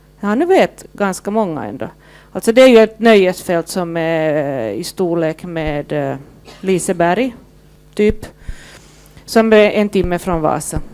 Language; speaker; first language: Swedish; native; Swedish